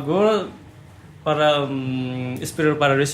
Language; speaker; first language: Portuguese; non-native, learner; Bangla